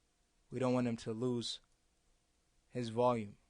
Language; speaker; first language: English; native; English